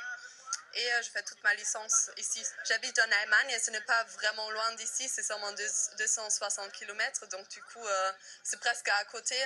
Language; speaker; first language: French; non-native, fluent; German